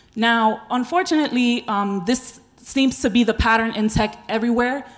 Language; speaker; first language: English; native; English